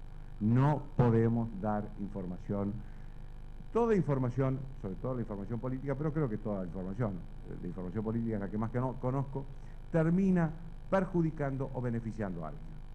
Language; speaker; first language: Spanish; native; Spanish